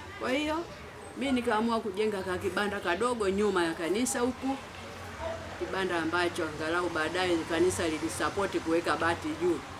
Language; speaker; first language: Swahili; native; Swahili